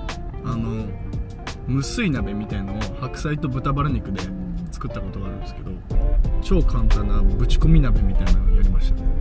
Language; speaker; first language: Japanese; native; Japanese